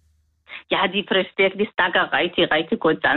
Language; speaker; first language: Danish; non-native, learner; Kurdish